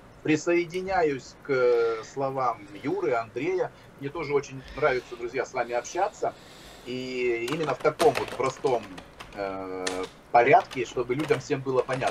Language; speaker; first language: Russian; native; Russian